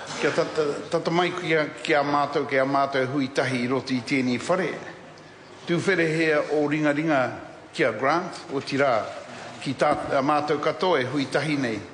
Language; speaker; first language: Māori; non-native, local second language; English